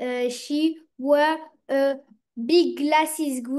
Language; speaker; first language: English; non-native, learner; French